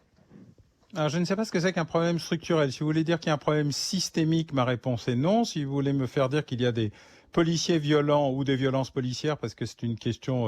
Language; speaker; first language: French; native; French